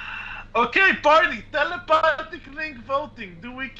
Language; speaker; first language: English; native; English